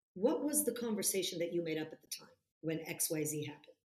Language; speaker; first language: English; non-native, fluent; Italian